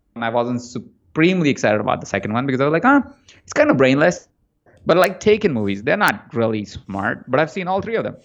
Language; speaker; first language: English; non-native, local second language; Hindi